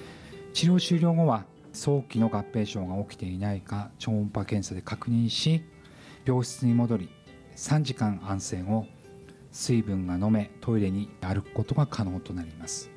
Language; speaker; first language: Japanese; native; Japanese